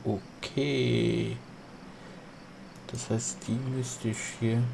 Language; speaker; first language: German; non-native, local second language; Luxembourgish